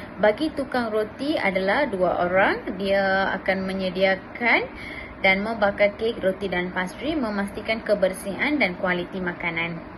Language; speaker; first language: Malay; non-native, local second language; Tamil